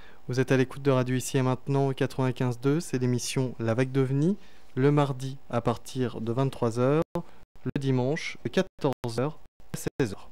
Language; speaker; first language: French; native; French